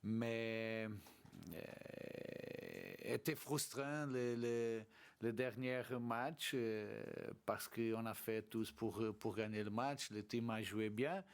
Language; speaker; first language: French; non-native, learner; Portuguese